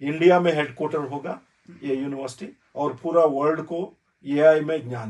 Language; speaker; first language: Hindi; non-native, learner; Telugu